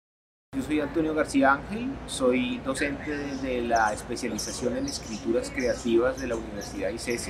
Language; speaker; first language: Spanish; native; Spanish